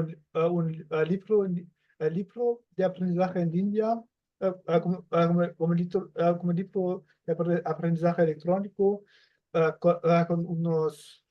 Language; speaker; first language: Spanish; non-native, learner; German